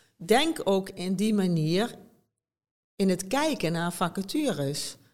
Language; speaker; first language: Dutch; native; Dutch